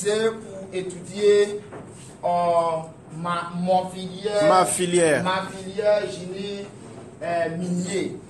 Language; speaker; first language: French; non-native, learner; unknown